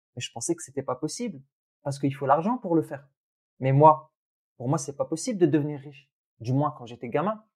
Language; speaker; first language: French; early bilingual, other home language; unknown